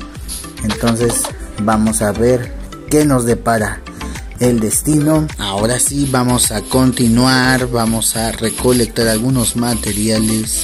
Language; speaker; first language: Spanish; native; Spanish